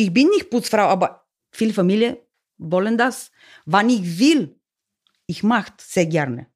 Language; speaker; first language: German; non-native, learner; Bulgarian